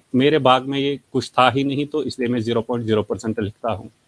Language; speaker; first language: Hindi; native; Hindi